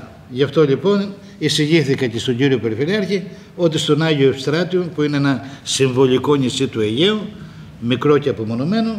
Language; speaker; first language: Greek; native; Greek